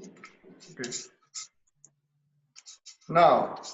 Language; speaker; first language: English; non-native, learner; Spanish